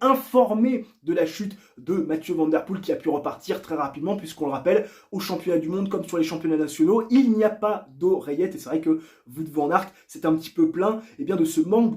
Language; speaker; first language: French; native; French